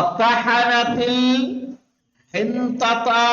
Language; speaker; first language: Arabic; non-native, fluent; Urdu